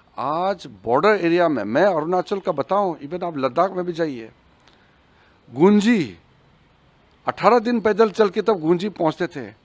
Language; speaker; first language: Hindi; non-native, local second language; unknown